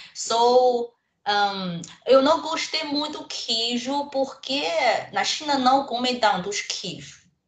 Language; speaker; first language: Portuguese; non-native, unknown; Chinese